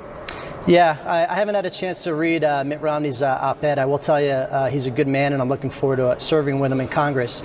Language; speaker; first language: English; native; English